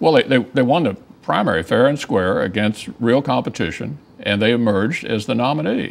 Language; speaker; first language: English; native; English